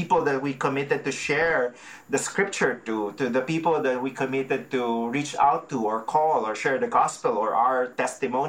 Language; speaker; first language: English; non-native, local second language; Filipino